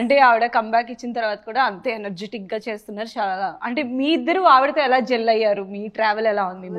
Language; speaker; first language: Telugu; native; Telugu